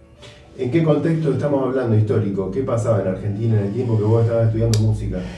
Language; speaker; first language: Spanish; native; Spanish